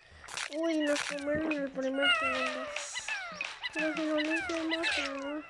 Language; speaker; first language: Spanish; early bilingual, heritage; Spanish